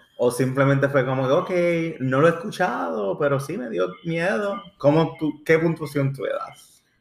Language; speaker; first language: Spanish; early bilingual, heritage; Spanish